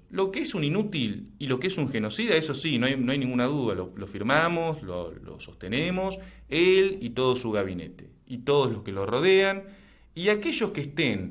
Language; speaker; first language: Spanish; native; Spanish